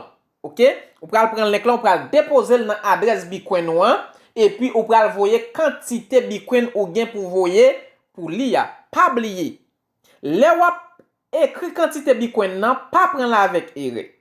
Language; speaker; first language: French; non-native, local second language; Haitian Creole